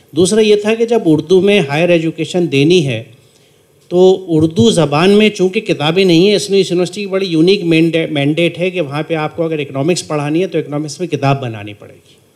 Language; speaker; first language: Urdu; native; Urdu